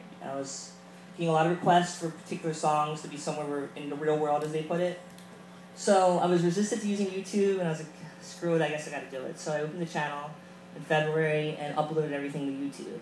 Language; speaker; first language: English; native; English